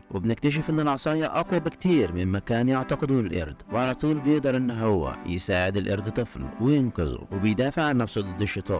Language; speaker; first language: Arabic; native; Arabic